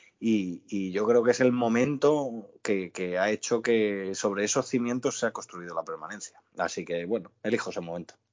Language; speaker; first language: Spanish; native; Spanish